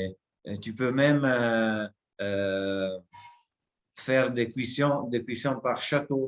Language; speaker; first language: French; non-native, fluent; Italian